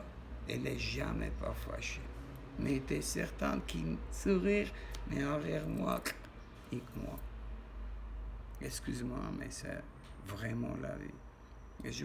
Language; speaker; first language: French; non-native, learner; Armenian